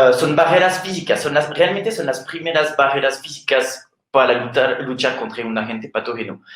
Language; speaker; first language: Spanish; non-native, fluent; French